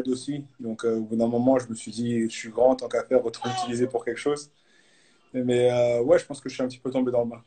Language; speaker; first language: French; native; French